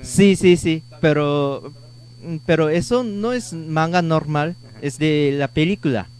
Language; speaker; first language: Spanish; non-native, learner; Japanese